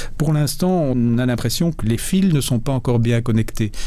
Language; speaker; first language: French; native; French